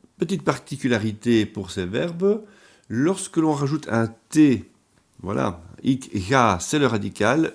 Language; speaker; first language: French; native; French